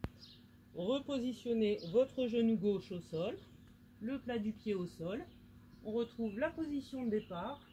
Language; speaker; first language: French; native; French